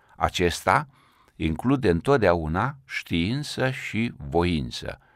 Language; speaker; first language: Romanian; native; Romanian